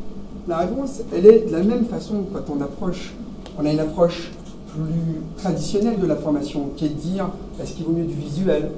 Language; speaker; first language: French; native; French